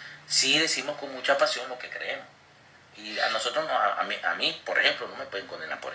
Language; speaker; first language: Spanish; native; Spanish